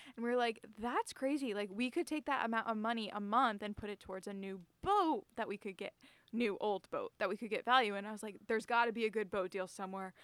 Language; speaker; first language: English; native; English